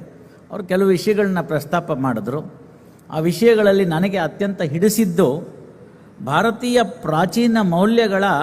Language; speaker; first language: Kannada; native; Kannada